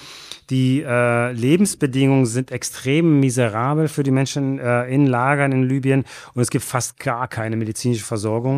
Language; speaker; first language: German; native; German